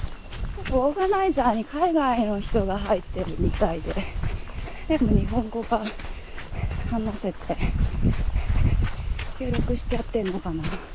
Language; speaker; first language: Japanese; native; Japanese